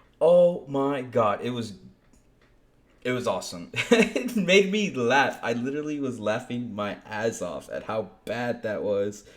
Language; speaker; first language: English; native; English